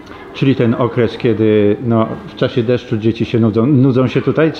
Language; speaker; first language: Polish; native; Polish